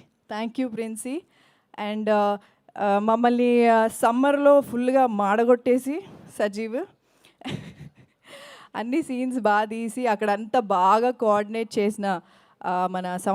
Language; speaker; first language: Telugu; native; Telugu